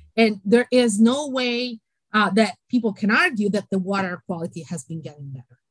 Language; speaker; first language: English; non-native, fluent; Italian